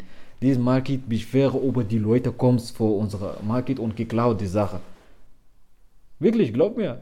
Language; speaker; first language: German; non-native, learner; Arabic